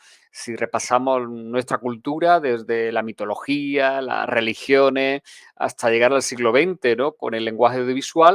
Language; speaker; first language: Spanish; native; Spanish